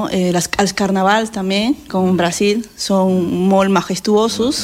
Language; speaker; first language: Catalan; non-native, learner; Spanish